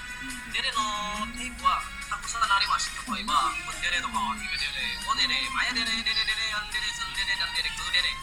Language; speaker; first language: Japanese; non-native, learner; Indonesian